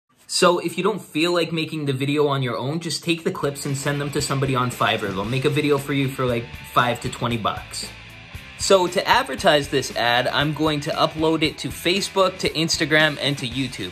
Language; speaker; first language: English; native; English